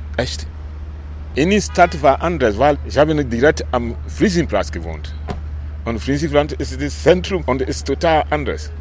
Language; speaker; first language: German; non-native, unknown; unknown